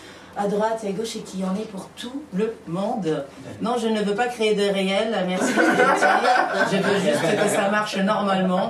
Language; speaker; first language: French; native; French